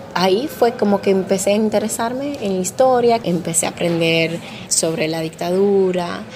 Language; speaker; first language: Spanish; early bilingual, heritage; Spanish